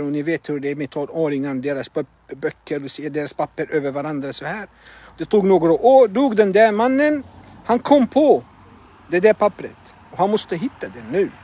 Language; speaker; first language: Swedish; non-native, fluent; Arabic